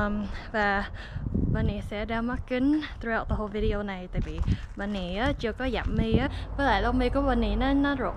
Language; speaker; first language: Vietnamese; early bilingual, heritage; Vietnamese